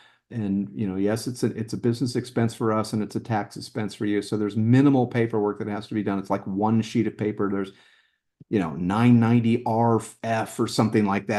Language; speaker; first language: English; native; English